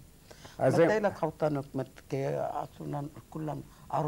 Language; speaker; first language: Hebrew; non-native, learner; Arabic